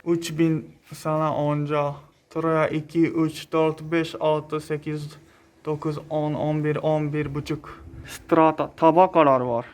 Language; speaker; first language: Turkish; non-native, fluent; Japanese